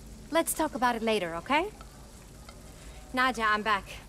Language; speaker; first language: English; early bilingual, other home language; Spanish